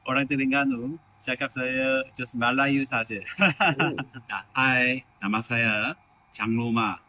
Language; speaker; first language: Indonesian; non-native, learner; Korean